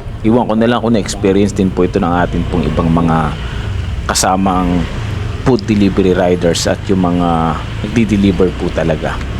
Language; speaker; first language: Filipino; native; Filipino